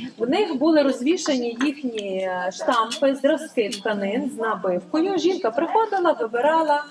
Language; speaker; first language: Ukrainian; native; Ukrainian